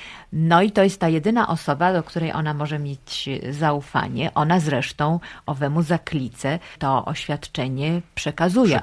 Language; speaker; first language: Polish; native; Polish